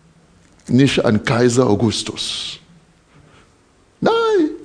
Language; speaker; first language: German; non-native, fluent; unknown